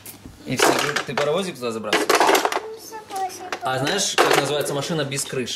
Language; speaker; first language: Russian; native; Russian